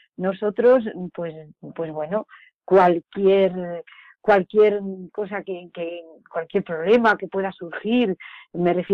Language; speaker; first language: Spanish; native; Spanish